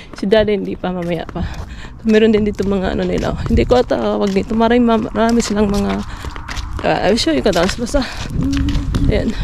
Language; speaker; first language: Filipino; non-native, local second language; Cebuano